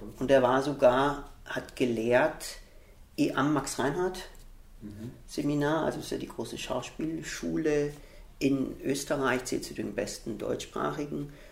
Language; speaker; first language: German; early bilingual, heritage; German